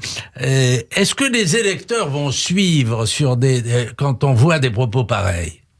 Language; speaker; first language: French; native; French